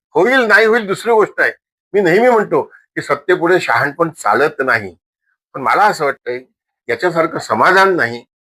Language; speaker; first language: Marathi; non-native, local second language; Marwari